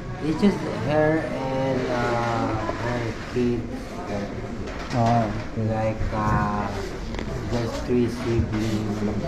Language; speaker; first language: English; non-native, local second language; Filipino